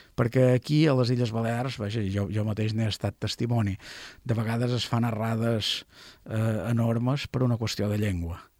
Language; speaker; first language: Catalan; native; Catalan